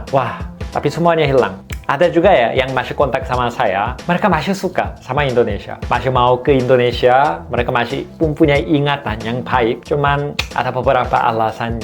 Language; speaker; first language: Indonesian; non-native, fluent; Korean